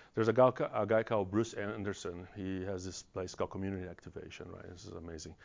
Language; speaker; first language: English; non-native, fluent; Portuguese